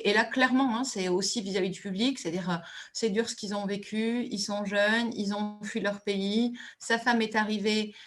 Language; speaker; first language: French; native; French